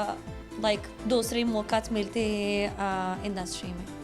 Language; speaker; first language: Hindi; non-native, learner; Arabic